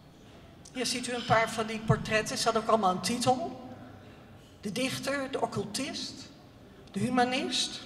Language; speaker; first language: Dutch; native; Dutch